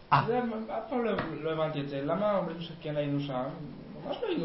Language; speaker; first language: Hebrew; non-native, learner; Spanish